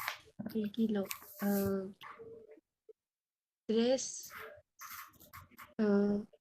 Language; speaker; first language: Spanish; non-native, learner; Bangla